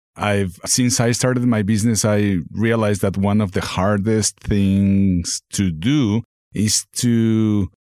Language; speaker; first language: English; non-native, fluent; Spanish